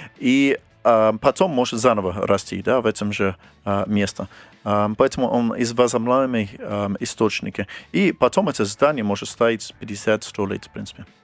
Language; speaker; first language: Russian; non-native, fluent; English